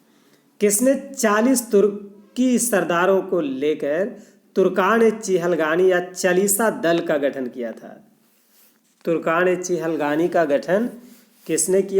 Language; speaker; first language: Hindi; non-native, local second language; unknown